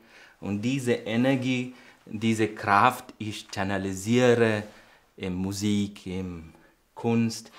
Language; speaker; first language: German; non-native, fluent; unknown